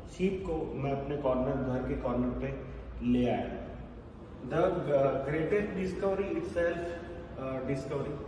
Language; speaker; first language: Hindi; non-native, local second language; Gujarati